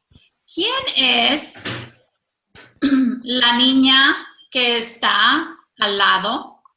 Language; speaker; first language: Spanish; non-native, fluent; English